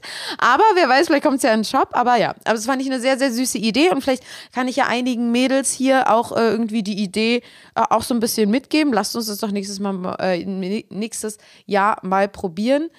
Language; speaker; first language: German; native; German